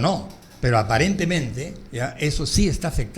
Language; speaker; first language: Spanish; native; Spanish